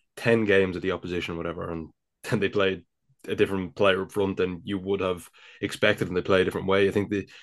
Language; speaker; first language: English; native; English